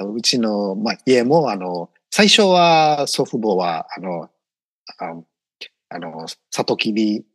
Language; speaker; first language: Japanese; non-native, fluent; English